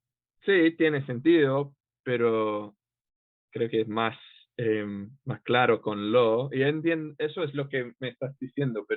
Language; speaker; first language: Spanish; non-native, fluent; English